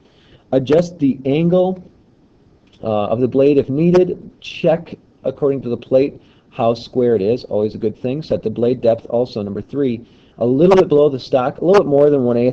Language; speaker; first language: English; native; English